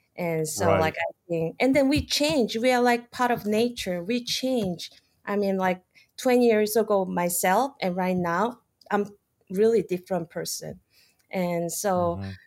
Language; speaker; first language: English; non-native, fluent; Korean